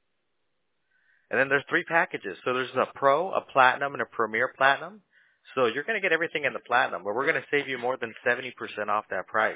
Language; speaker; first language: English; early bilingual, other home language; Spanish